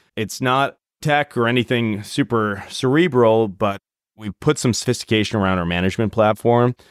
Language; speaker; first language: English; native; English